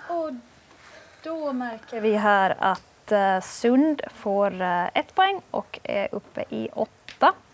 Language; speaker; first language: Swedish; native; Swedish